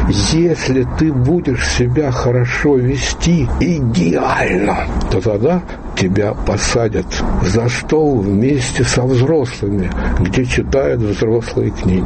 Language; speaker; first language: Russian; native; Russian